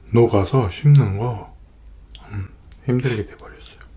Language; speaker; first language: Korean; non-native, fluent; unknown